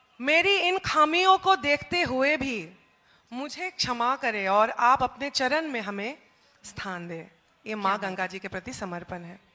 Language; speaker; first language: Hindi; non-native, local second language; Assamese